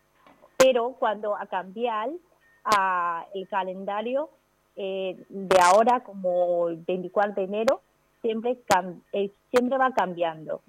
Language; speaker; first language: Spanish; non-native, learner; Chinese